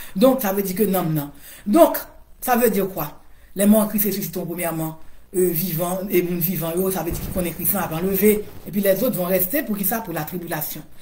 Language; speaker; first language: French; non-native, local second language; Haitian Creole